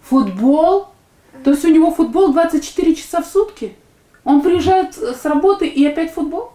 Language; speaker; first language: Russian; native; Russian